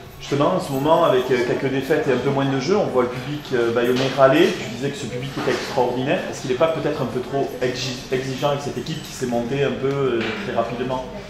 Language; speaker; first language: French; native; French